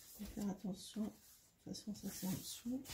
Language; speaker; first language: French; native; French